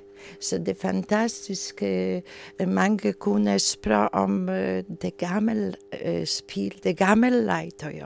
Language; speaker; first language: Danish; non-native, learner; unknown